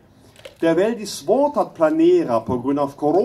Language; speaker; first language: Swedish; non-native, learner; German